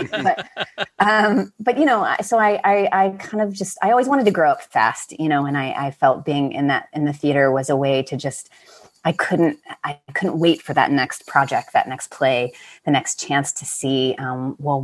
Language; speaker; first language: English; native; English